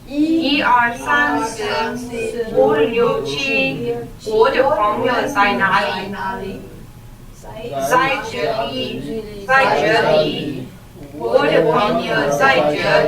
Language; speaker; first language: Chinese; non-native, learner; English